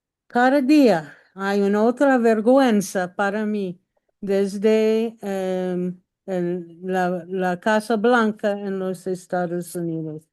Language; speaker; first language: Spanish; non-native, learner; English